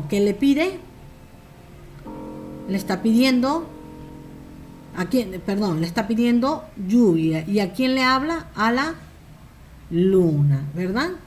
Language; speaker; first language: Spanish; native; Spanish